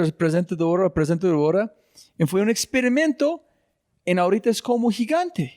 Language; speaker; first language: Spanish; non-native, fluent; English